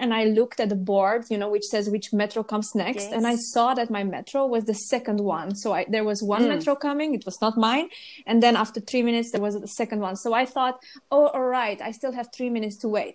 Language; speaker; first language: English; non-native, fluent; Romanian